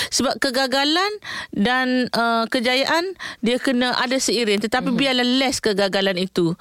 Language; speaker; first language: Malay; native; Malay